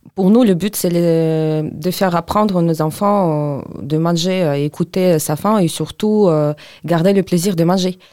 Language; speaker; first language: French; non-native, fluent; Ukrainian